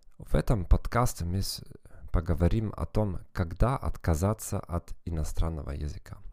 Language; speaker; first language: Russian; non-native, fluent; German